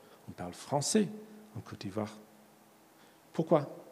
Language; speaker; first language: French; non-native, fluent; English